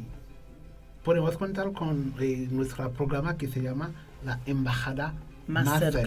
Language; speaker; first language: Spanish; non-native, fluent; Haitian Creole